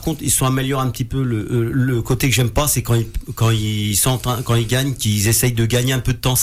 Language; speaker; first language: French; native; French